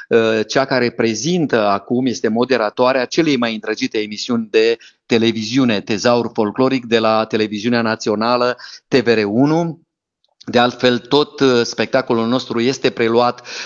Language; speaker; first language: Romanian; native; Romanian